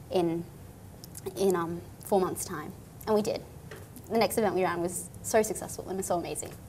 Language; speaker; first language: English; native; English